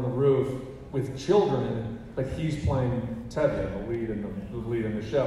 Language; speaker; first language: English; native; English